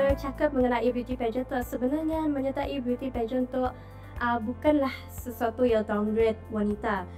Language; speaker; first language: Malay; non-native, local second language; Iban